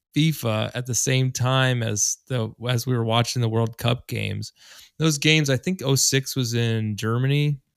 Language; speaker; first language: English; native; English